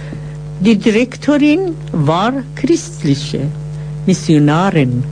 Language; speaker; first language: German; non-native, fluent; Persian